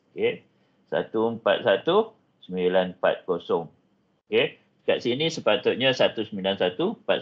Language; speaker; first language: Malay; native; Malay